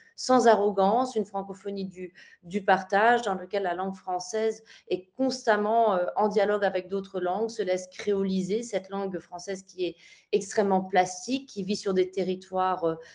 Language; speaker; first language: French; native; French